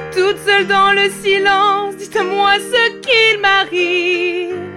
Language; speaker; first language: French; native; French